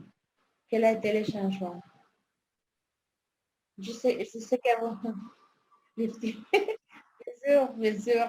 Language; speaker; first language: French; non-native, fluent; Spanish